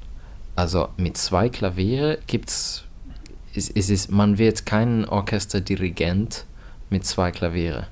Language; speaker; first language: German; non-native, fluent; Finnish